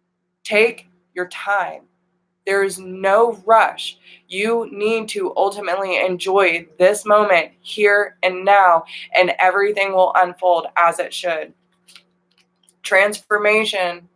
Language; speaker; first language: English; native; English